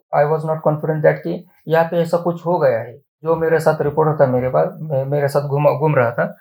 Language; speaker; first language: Hindi; non-native, local second language; Marathi